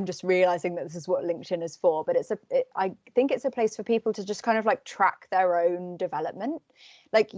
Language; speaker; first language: English; native; English